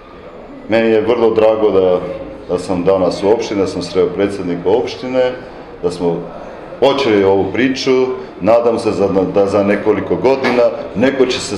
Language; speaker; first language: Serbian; non-native, fluent; Armenian